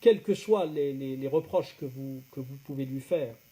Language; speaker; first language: French; non-native, local second language; Arabic